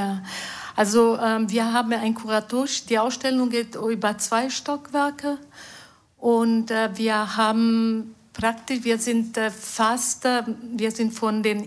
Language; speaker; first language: German; non-native, fluent; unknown